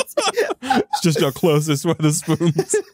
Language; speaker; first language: English; native; English